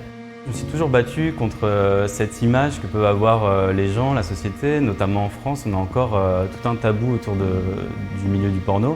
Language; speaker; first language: French; native; French